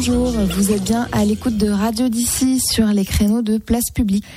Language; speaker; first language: French; native; French